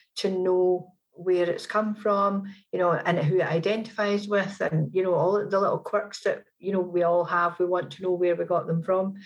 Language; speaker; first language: English; native; English